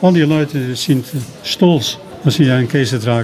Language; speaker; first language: German; non-native, learner; Dutch